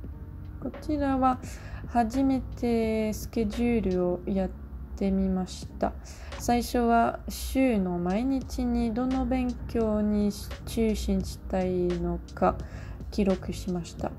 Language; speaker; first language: Japanese; non-native, learner; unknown